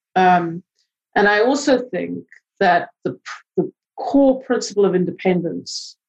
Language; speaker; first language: English; native; English